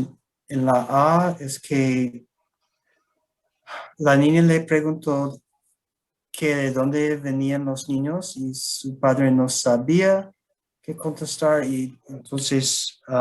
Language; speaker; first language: Spanish; non-native, learner; English